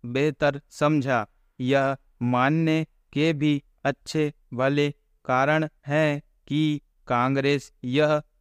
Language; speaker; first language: Hindi; native; Hindi